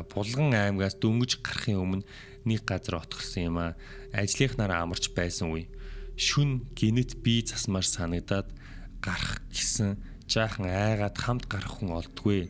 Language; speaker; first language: Mongolian; native; Mongolian